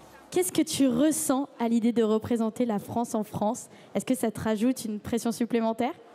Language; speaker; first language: French; native; French